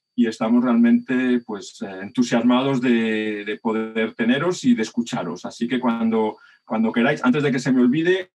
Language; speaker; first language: Spanish; native; Spanish